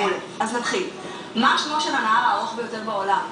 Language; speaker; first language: Hebrew; native; Hebrew